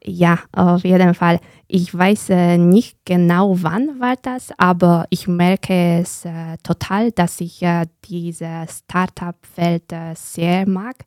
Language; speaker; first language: German; non-native, fluent; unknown